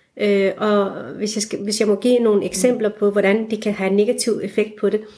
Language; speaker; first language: Danish; early bilingual, other home language; Turkish